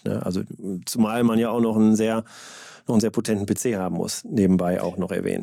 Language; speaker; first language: German; native; German